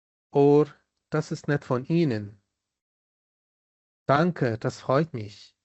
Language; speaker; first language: German; non-native, fluent; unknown